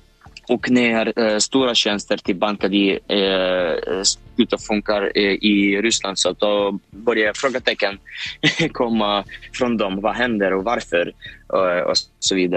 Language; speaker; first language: Swedish; non-native, fluent; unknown